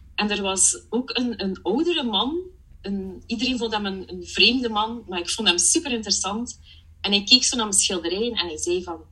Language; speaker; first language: Dutch; early bilingual, other home language; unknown